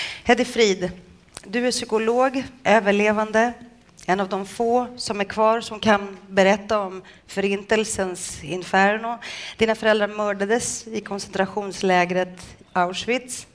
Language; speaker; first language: Swedish; native; Swedish